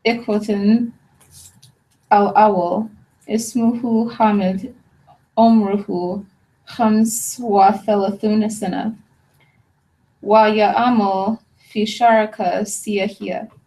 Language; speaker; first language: Arabic; non-native, learner; English